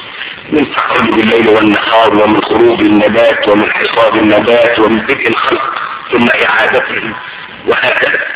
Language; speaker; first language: Arabic; native; Arabic